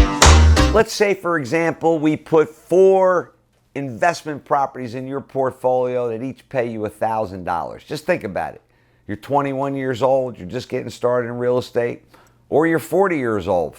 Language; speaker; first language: English; native; English